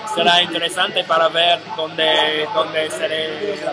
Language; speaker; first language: Spanish; non-native, learner; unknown